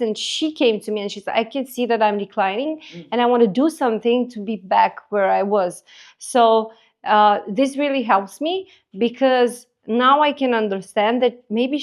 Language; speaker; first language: English; non-native, fluent; Romanian